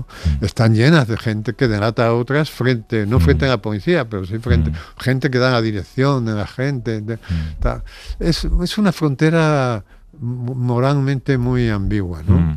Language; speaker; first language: Spanish; native; Spanish